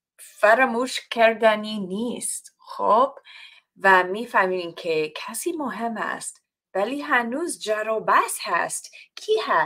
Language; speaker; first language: Persian; non-native, fluent; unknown